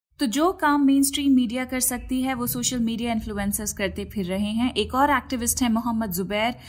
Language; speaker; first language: Hindi; native; Hindi